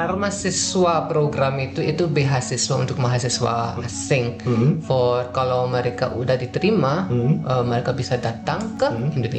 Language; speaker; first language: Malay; non-native, fluent; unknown